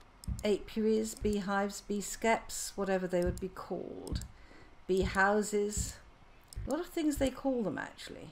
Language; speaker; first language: English; native; English